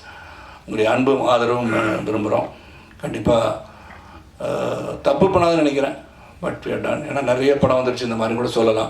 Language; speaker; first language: Tamil; native; Tamil